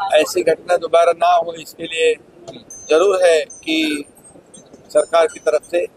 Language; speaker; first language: Hindi; non-native, local second language; Marathi